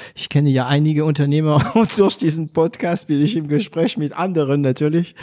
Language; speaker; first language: German; non-native, fluent; French